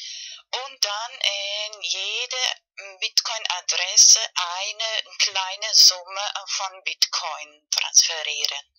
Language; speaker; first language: German; non-native, fluent; Spanish